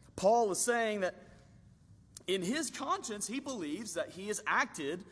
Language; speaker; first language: English; native; English